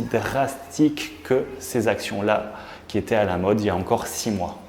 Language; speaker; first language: French; native; French